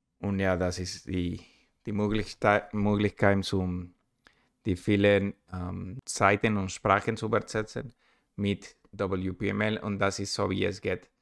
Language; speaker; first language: German; non-native, learner; Spanish